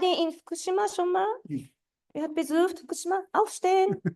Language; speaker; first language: German; non-native, fluent; Japanese